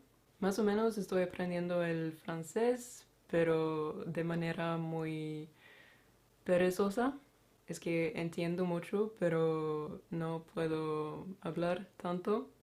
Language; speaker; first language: Spanish; non-native, fluent; Swedish